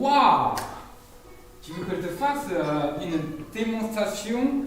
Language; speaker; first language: French; non-native, fluent; Chinese